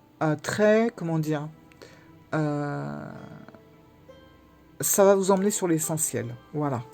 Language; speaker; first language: French; native; French